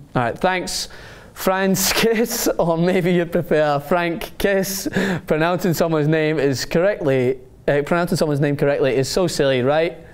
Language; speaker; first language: English; native; English